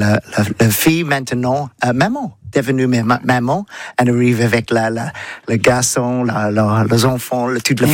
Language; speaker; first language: French; non-native, learner; English